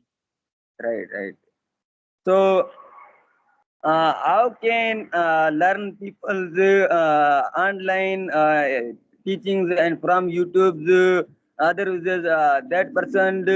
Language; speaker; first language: English; non-native, learner; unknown